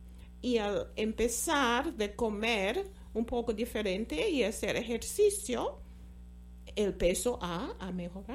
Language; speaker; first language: Spanish; non-native, fluent; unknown